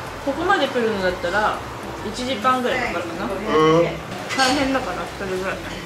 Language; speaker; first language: Japanese; native; Japanese